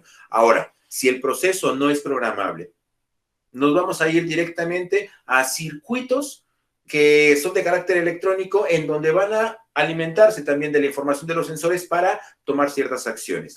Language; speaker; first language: Spanish; native; Spanish